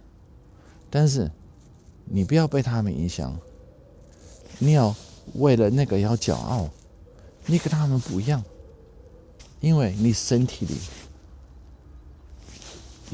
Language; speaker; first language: Chinese; non-native, fluent; Dutch